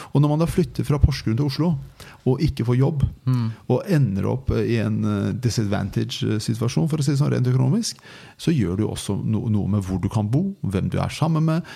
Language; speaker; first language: Norwegian; non-native, fluent; Persian